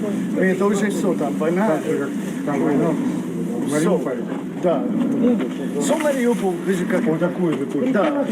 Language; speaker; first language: Russian; non-native, learner; English